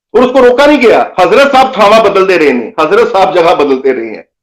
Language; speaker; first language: Urdu; non-native, local second language; Punjabi